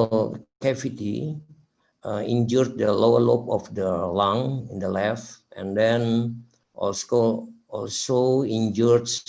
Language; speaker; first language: English; non-native, learner; Indonesian